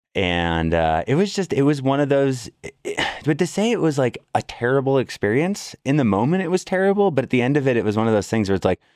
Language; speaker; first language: English; native; English